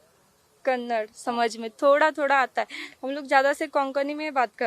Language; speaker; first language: Hindi; non-native, local second language; Marathi